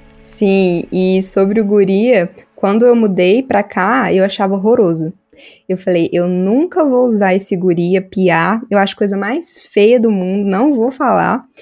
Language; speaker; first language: Portuguese; native; Portuguese